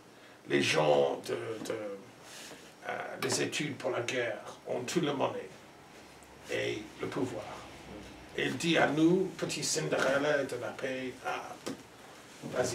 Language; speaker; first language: French; non-native, learner; English